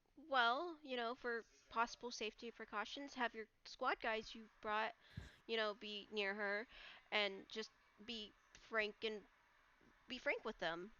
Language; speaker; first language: English; native; English